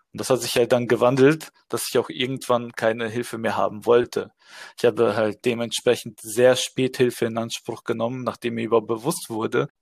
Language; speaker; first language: German; early bilingual, other home language; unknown